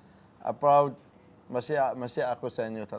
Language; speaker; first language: Filipino; non-native, learner; Arabic